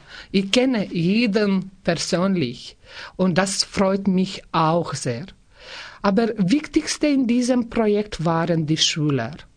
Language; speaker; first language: German; non-native, learner; Lithuanian